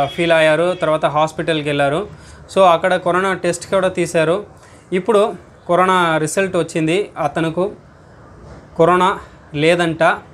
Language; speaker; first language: Telugu; non-native, learner; Tamil